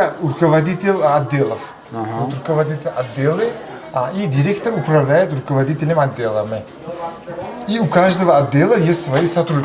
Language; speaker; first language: Russian; non-native, local second language; Uzbek